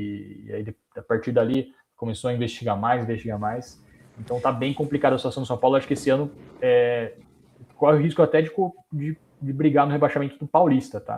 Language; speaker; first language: Portuguese; native; Portuguese